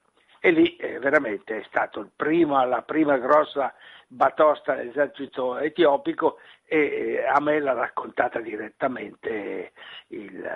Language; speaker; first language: Italian; native; Italian